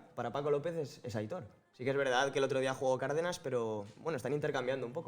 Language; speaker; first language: Spanish; native; Spanish